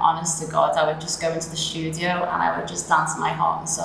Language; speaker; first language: English; native; English